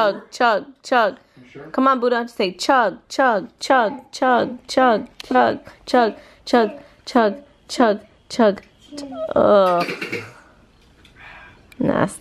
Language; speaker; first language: English; early bilingual, other home language; Spanish